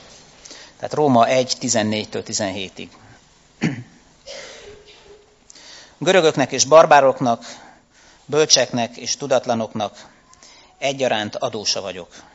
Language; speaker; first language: Hungarian; native; Hungarian